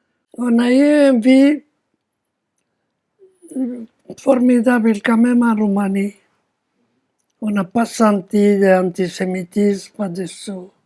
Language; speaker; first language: French; non-native, fluent; Romanian